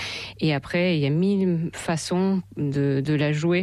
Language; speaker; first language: French; non-native, fluent; Russian